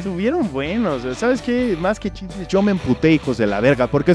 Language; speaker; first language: Spanish; native; Spanish